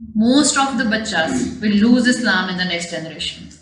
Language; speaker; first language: English; non-native, local second language; Urdu